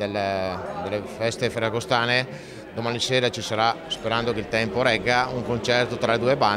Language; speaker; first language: Italian; native; Italian